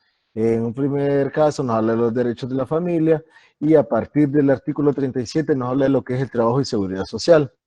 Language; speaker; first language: Spanish; native; Spanish